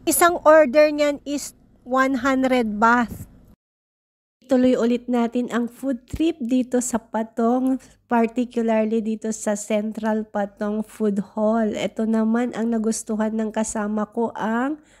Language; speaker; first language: Filipino; non-native, local second language; Iloko